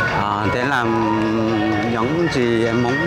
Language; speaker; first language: Vietnamese; non-native, learner; Korean